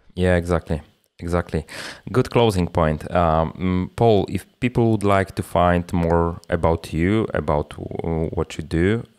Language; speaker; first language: English; non-native, fluent; Polish